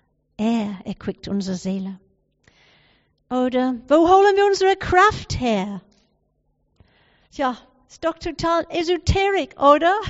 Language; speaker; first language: German; non-native, fluent; English